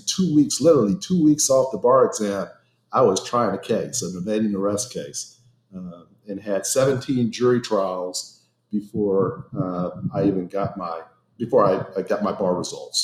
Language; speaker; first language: English; native; English